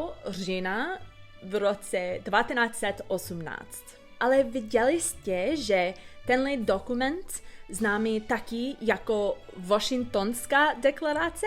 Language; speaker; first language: Czech; non-native, learner; English